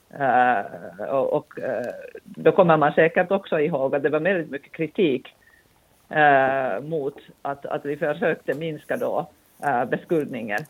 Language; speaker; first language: Swedish; non-native, local second language; Finnish